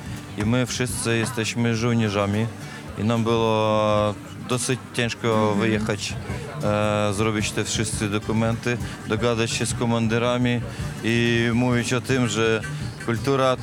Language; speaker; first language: Polish; non-native, learner; Ukrainian